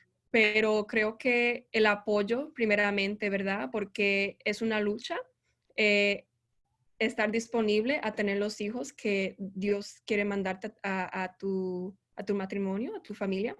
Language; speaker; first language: Spanish; early bilingual, heritage; Spanish